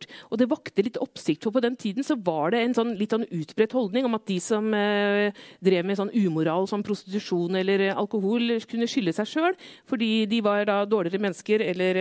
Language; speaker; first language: Norwegian; native; Norwegian